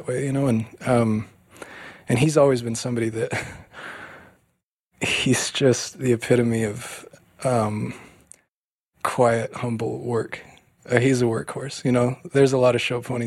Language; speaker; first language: English; native; English